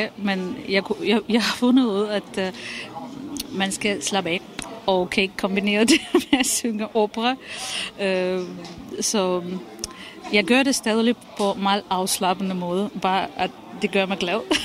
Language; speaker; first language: Danish; non-native, fluent; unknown